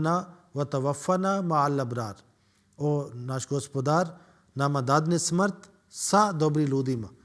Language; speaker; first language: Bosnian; non-native, learner; Urdu